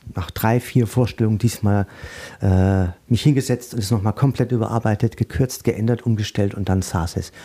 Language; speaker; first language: German; native; German